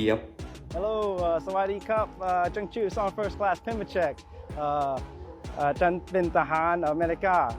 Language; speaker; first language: Thai; early bilingual, heritage; Thai